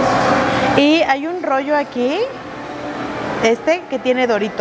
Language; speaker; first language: Spanish; native; Spanish